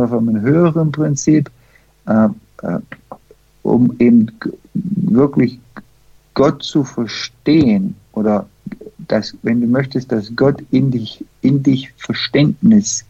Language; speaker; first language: German; early bilingual, heritage; German